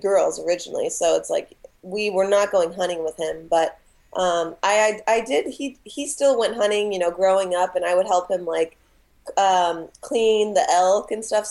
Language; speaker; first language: English; native; English